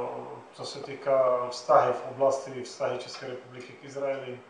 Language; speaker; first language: Czech; non-native, fluent; Arabic